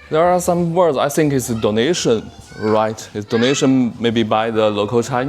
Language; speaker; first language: English; non-native, learner; Chinese